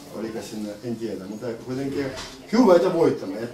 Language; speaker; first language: Finnish; non-native, learner; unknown